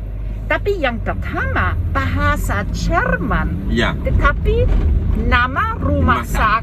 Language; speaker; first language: Indonesian; non-native, fluent; German